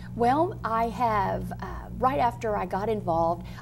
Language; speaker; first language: English; native; English